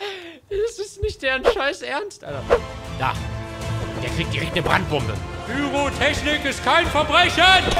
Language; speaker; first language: German; native; German